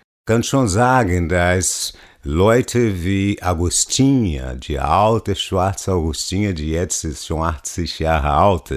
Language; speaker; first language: German; non-native, learner; Portuguese